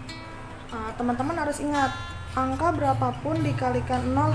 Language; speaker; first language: Indonesian; native; Indonesian